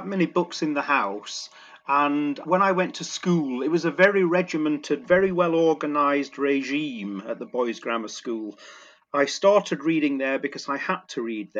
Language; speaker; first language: English; native; English